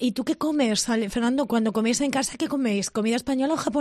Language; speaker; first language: Spanish; native; Spanish